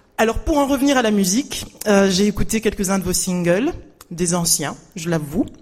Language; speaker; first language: French; native; French